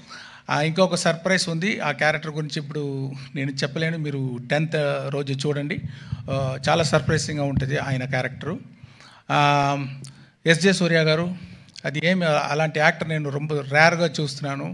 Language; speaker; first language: Telugu; non-native, local second language; Tamil